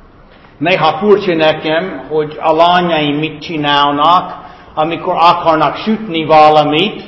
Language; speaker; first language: Hungarian; non-native, fluent; English